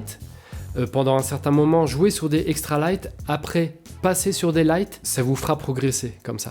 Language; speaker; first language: French; native; French